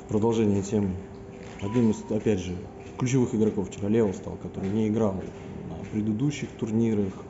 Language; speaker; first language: Russian; native; Russian